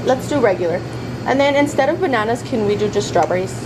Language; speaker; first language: English; early bilingual, other home language; Spanish